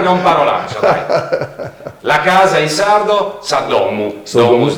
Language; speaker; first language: Italian; native; Italian